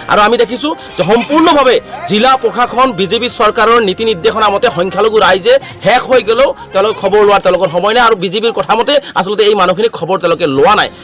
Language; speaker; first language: Assamese; non-native, local second language; Bangla